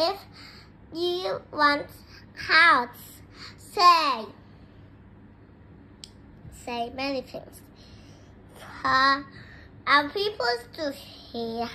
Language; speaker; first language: English; non-native, learner; Vietnamese